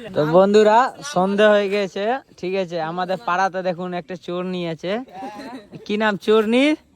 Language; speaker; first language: Bangla; non-native, learner; Hindi